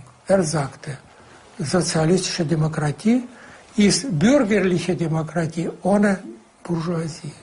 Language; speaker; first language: German; non-native, fluent; Russian